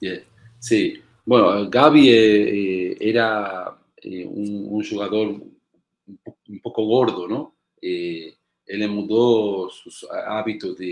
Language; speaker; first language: Portuguese; non-native, learner; Spanish